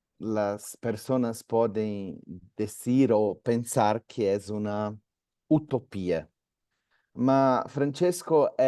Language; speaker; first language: Spanish; non-native, learner; Portuguese